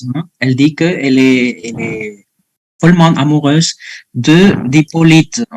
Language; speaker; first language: French; non-native, fluent; Spanish